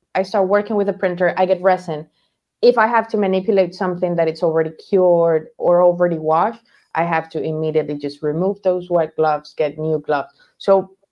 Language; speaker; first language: English; non-native, fluent; Spanish